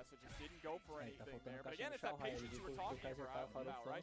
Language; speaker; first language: English; native; English